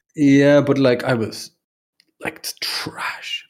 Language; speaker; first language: English; native; English